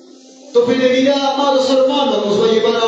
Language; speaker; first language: Spanish; non-native, local second language; Quechua